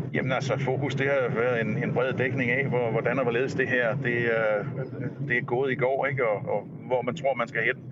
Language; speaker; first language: Danish; native; Danish